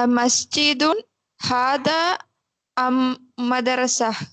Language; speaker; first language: Arabic; non-native, learner; Tamil